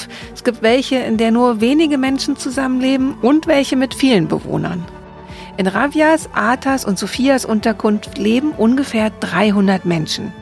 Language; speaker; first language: German; native; German